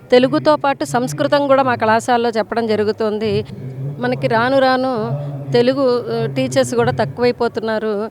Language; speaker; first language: Telugu; native; Telugu